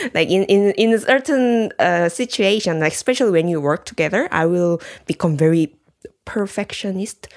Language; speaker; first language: English; non-native, learner; Korean